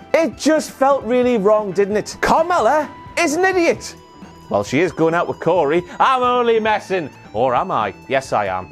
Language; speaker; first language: English; native; English